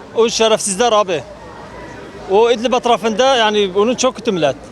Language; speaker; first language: Turkish; non-native, learner; Arabic